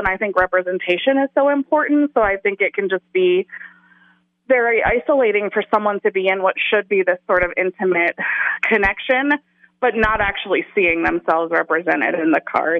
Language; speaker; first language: English; native; English